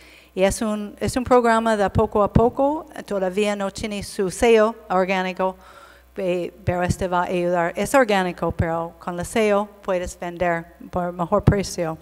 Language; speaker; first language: Spanish; non-native, learner; English